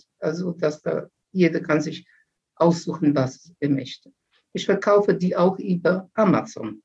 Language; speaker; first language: German; non-native, fluent; Polish